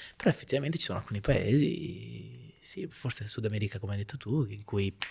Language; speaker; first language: Italian; native; Italian